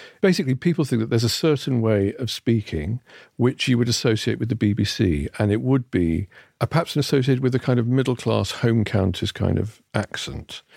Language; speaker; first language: English; native; English